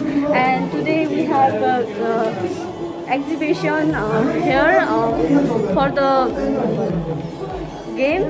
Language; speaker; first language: English; non-native, fluent; Nepali